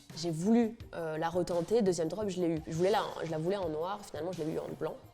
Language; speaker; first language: French; native; French